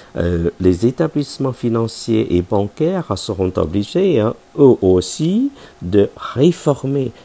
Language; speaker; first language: French; non-native, fluent; Chinese